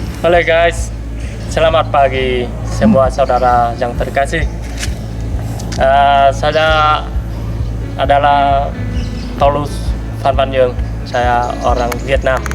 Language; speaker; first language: Indonesian; non-native, learner; Vietnamese